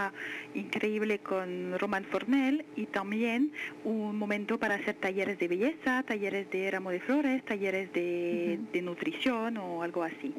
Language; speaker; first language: Spanish; non-native, fluent; French